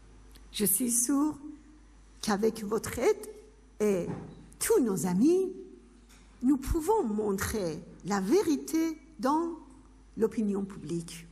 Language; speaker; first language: French; non-native, fluent; Persian